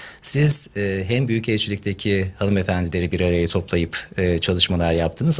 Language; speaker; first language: Turkish; native; Turkish